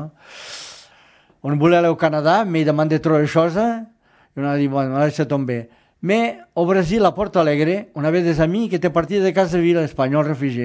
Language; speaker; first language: French; non-native, fluent; Catalan